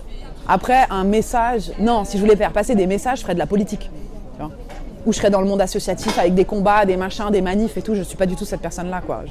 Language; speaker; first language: French; native; French